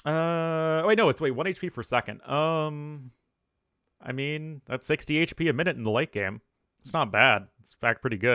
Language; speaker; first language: English; native; English